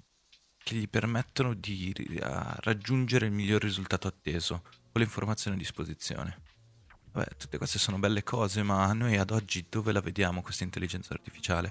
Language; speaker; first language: Italian; native; Italian